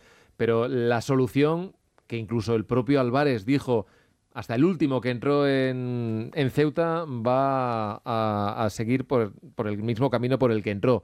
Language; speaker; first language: Spanish; native; Spanish